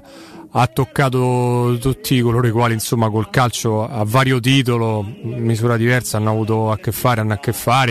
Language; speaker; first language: Italian; native; Italian